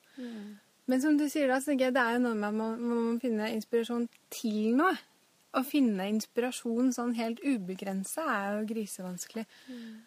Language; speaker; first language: Norwegian; native; Norwegian